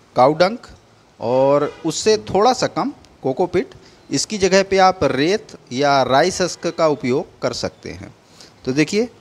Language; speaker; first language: Hindi; native; Hindi